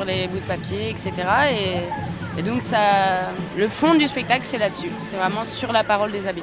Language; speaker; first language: French; native; French